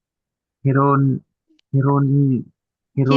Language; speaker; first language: Japanese; non-native, learner; Filipino